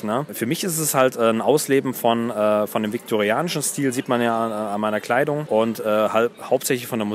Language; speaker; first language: German; native; German